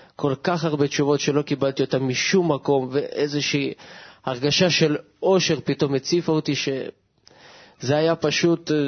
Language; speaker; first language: Hebrew; early bilingual, other home language; Russian